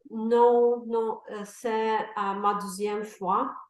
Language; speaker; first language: French; non-native, learner; Russian